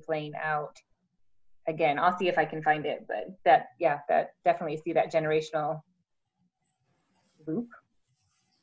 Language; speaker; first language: English; native; English